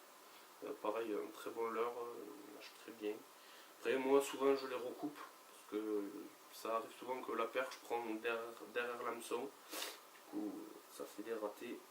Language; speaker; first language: French; native; French